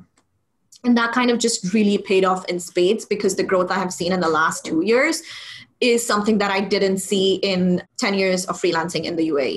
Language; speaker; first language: English; non-native, local second language; Urdu